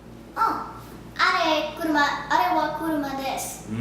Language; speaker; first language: Japanese; non-native, learner; English